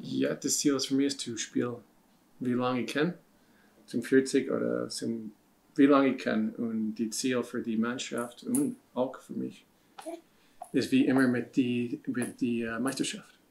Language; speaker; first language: German; non-native, learner; English